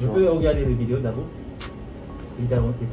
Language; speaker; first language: French; non-native, learner; Japanese